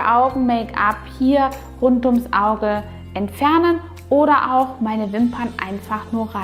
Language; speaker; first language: German; native; German